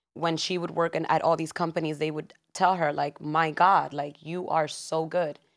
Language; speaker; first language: English; early bilingual, other home language; Spanish